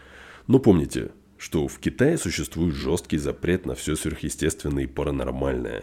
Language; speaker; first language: Russian; native; Russian